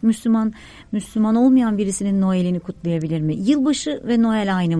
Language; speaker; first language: Turkish; native; Turkish